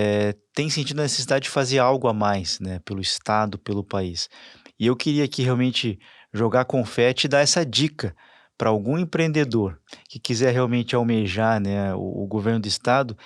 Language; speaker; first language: Portuguese; native; Portuguese